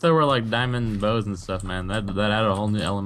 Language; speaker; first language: English; native; English